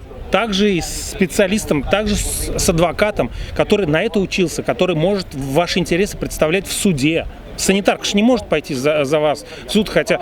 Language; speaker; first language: Russian; native; Russian